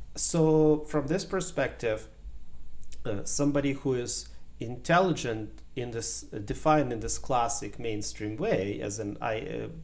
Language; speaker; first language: English; non-native, fluent; Ukrainian